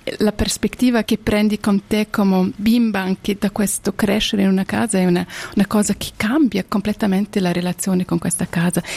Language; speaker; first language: Italian; non-native, local second language; German